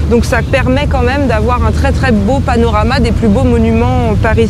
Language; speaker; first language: French; native; French